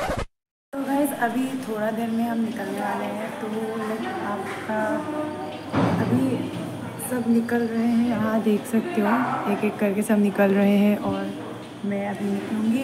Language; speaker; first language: Hindi; non-native, local second language; Assamese